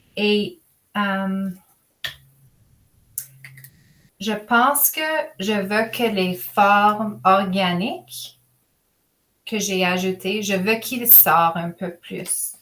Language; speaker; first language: French; non-native, fluent; English